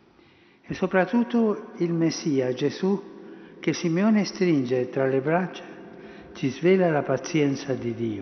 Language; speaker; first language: Italian; early bilingual, heritage; Spanish